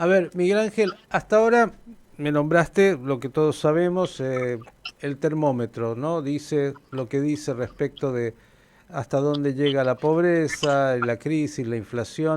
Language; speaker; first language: Spanish; native; Spanish